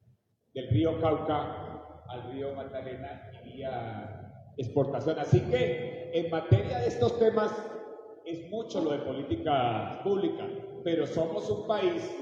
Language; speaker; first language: Spanish; native; Spanish